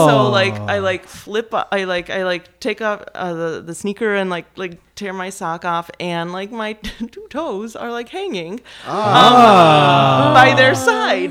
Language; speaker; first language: English; early bilingual, other home language; Polish